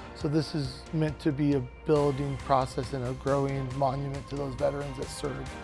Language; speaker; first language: English; native; English